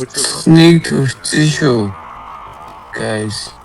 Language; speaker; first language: English; non-native, learner; Mongolian